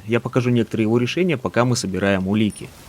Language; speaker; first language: Russian; native; Russian